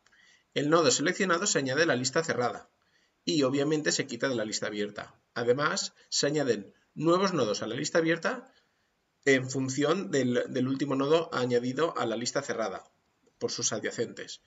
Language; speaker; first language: Spanish; native; Spanish